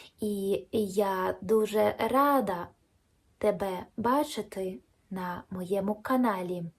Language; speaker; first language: Ukrainian; non-native, local second language; Russian